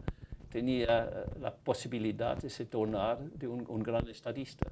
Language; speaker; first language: Spanish; non-native, fluent; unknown